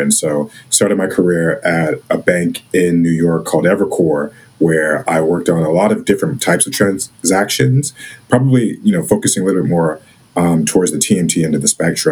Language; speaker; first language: English; native; English